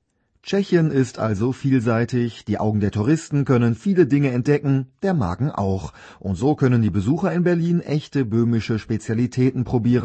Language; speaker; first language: German; native; German